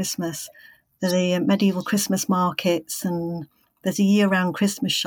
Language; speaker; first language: English; native; English